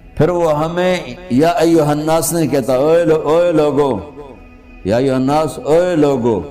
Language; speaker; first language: Urdu; non-native, local second language; Punjabi